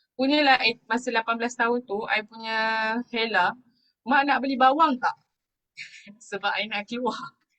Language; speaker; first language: Malay; non-native, local second language; Tamil